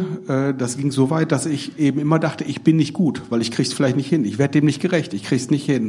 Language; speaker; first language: German; native; German